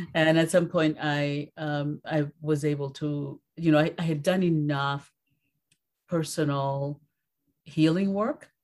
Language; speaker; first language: English; early bilingual, other home language; Spanish